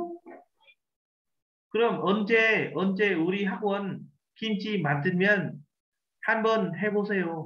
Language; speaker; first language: Korean; non-native, learner; Vietnamese